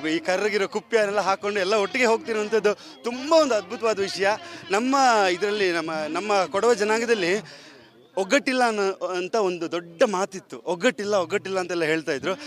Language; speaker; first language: Kannada; non-native, local second language; Kodava